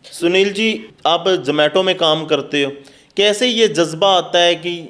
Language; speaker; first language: Hindi; non-native, local second language; Punjabi